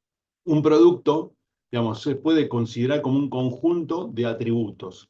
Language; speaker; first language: Spanish; native; Spanish